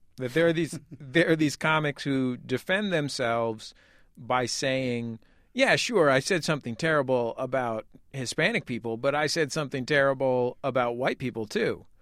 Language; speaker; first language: English; native; English